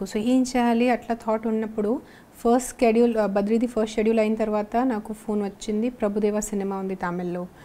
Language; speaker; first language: Telugu; non-native, local second language; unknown